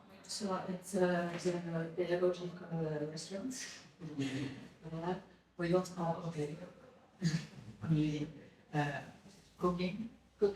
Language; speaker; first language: English; non-native, learner; French